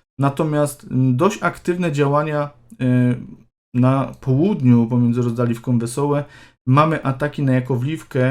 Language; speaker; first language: Polish; native; Polish